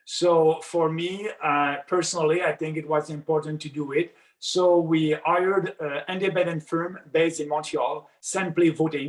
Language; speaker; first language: English; non-native, local second language; French